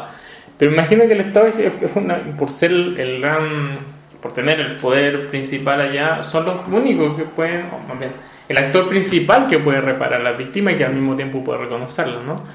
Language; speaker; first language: Spanish; native; Spanish